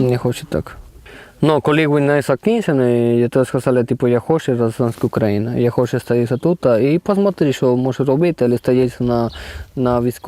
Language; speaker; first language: Ukrainian; non-native, learner; Spanish